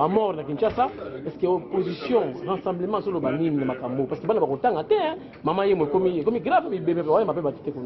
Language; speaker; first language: French; non-native, local second language; Lingala